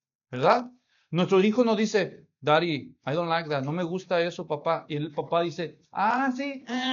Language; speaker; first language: Spanish; native; Spanish